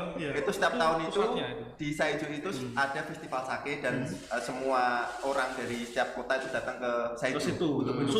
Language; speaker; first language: Indonesian; native; Indonesian